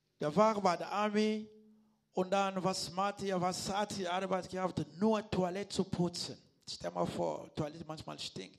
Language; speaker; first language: German; non-native, learner; Lingala